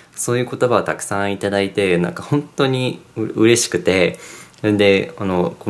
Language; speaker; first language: Japanese; early bilingual, heritage; English